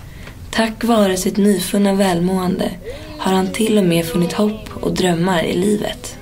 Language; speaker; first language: Swedish; native; Swedish